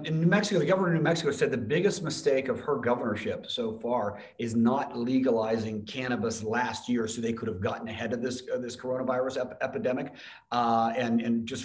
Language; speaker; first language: English; native; English